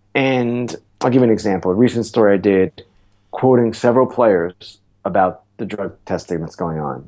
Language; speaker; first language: English; native; English